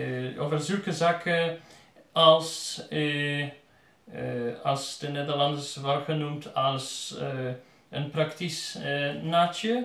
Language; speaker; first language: Dutch; non-native, learner; Polish